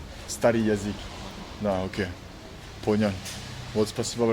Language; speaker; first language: Russian; non-native, learner; French